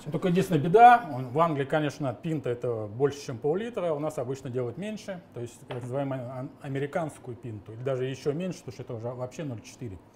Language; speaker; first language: Russian; native; Russian